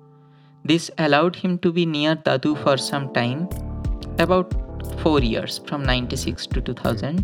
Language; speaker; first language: English; non-native, local second language; Bangla